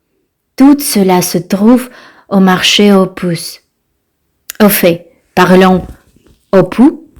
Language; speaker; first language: French; non-native, fluent; Russian